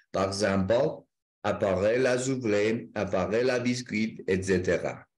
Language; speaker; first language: French; non-native, learner; Spanish